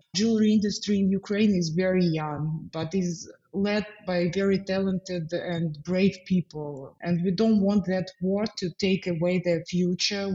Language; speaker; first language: English; non-native, fluent; Ukrainian